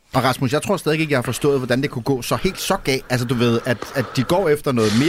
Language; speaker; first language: Danish; native; Danish